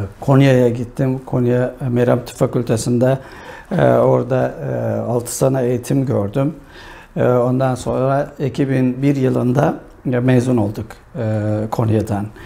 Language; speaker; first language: Turkish; non-native, fluent; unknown